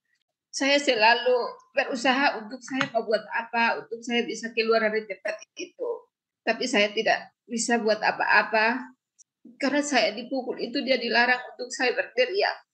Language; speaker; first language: Indonesian; non-native, local second language; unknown